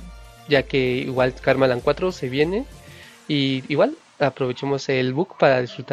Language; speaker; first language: Spanish; native; Spanish